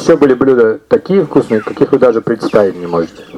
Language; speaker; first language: Russian; native; Russian